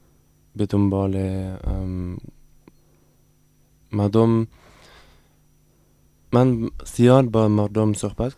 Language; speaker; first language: Persian; non-native, learner; German